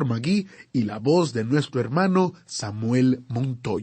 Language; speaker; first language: Spanish; native; Spanish